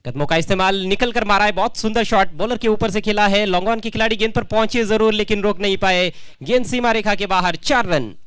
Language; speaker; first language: Hindi; non-native, local second language; Marathi